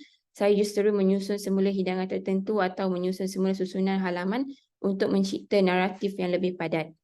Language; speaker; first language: Malay; native; Malay